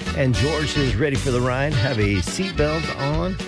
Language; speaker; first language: English; early bilingual, other home language; Spanish